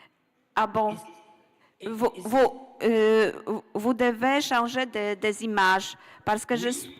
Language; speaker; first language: French; non-native, learner; Polish